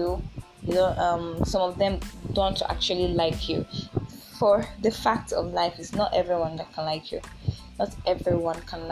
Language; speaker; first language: English; non-native, local second language; Yoruba